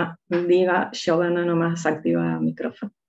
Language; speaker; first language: Spanish; native; Spanish